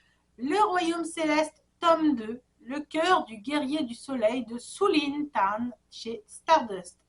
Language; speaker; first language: French; native; French